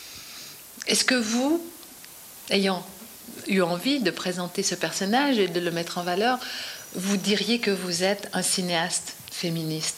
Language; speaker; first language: French; native; French